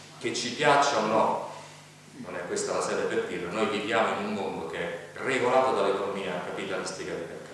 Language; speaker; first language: Italian; native; Italian